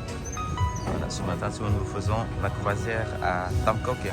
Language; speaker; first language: French; non-native, fluent; Vietnamese